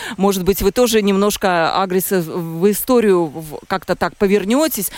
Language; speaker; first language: Russian; native; Russian